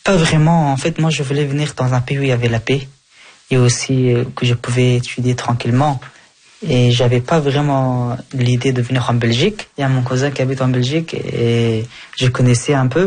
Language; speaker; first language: French; early bilingual, other home language; Persian